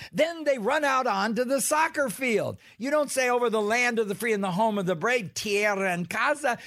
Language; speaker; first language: English; native; English